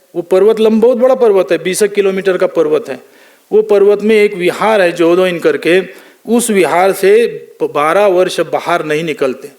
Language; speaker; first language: Hindi; non-native, local second language; Marathi